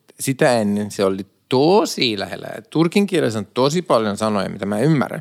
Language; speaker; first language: Finnish; early bilingual, other home language; Persian